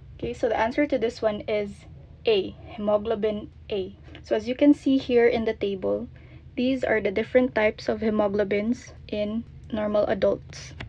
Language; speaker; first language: English; non-native, local second language; Filipino